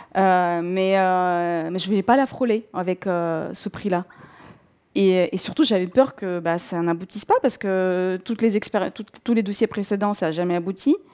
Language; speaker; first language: French; non-native, fluent; Russian